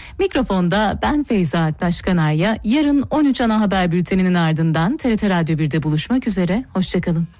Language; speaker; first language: Turkish; native; Turkish